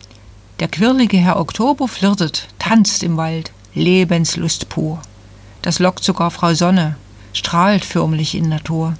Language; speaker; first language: German; native; German